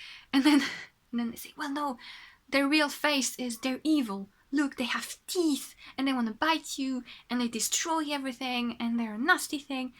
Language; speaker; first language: English; non-native, fluent; French